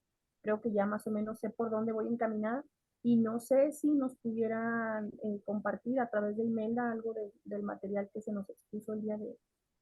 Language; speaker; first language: Spanish; native; Spanish